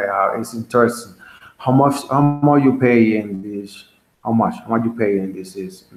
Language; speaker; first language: English; non-native, learner; Spanish